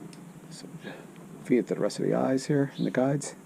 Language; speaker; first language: English; native; English